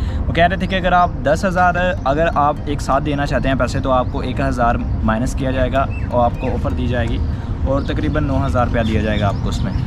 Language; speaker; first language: Urdu; non-native, local second language; Punjabi